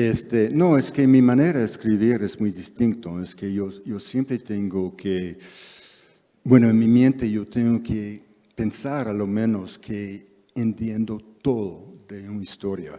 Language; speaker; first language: Spanish; non-native, fluent; English